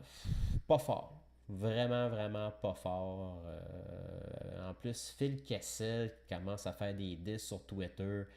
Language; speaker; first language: French; native; French